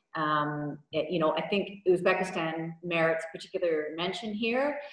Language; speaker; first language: English; native; English